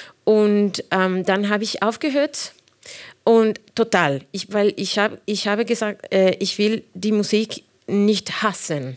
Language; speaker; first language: German; non-native, fluent; Spanish